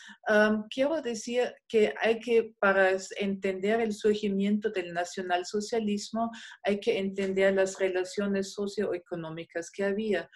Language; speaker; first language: Spanish; non-native, fluent; German